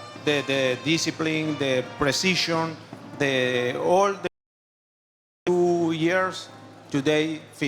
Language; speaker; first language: English; non-native, learner; Spanish